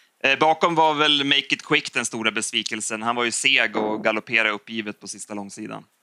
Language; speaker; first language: Swedish; native; Swedish